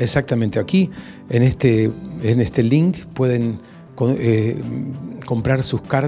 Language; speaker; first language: Portuguese; non-native, learner; Spanish